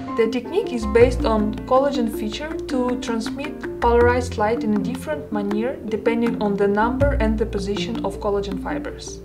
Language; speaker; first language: English; non-native, fluent; Russian